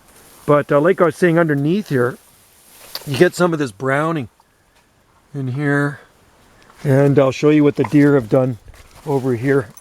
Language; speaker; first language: English; native; English